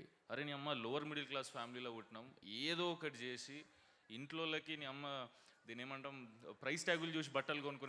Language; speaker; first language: Telugu; native; Telugu